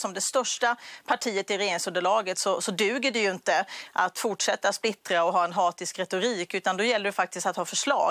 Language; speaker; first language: Swedish; native; Swedish